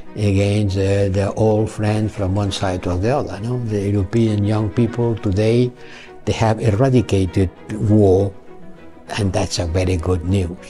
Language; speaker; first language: English; non-native, fluent; Catalan